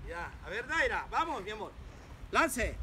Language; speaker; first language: Spanish; native; Spanish